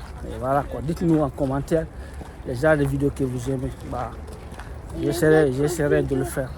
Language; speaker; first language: French; native; French